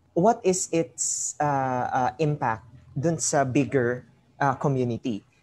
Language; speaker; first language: English; non-native, local second language; Filipino